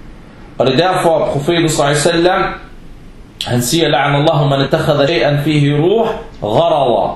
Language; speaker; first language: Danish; non-native, local second language; Arabic